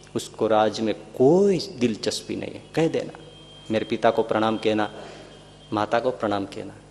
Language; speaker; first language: Hindi; non-native, local second language; Gujarati